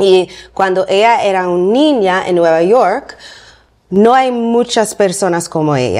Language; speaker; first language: Spanish; non-native, learner; English